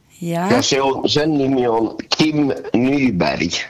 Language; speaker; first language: Finnish; early bilingual, heritage; Finnish